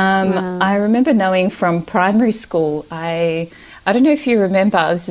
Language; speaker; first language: English; early bilingual, other home language; Romanian